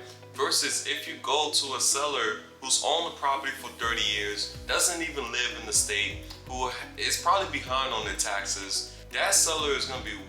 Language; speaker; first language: English; native; English